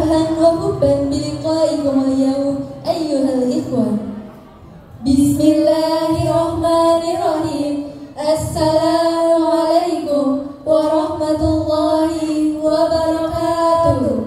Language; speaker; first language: Arabic; non-native, learner; Indonesian